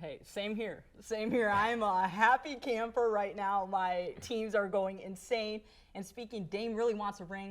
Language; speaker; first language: English; native; English